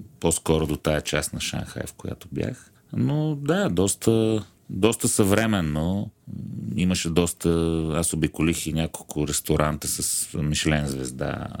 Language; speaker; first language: Bulgarian; native; Bulgarian